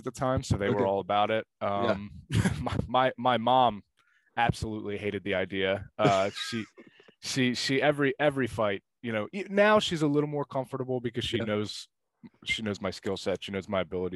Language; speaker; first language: English; native; English